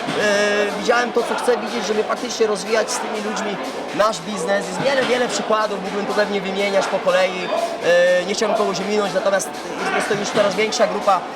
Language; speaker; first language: Polish; native; Polish